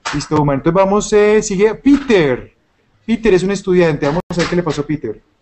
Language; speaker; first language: Spanish; native; Spanish